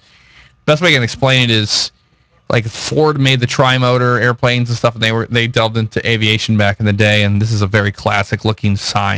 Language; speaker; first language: English; native; English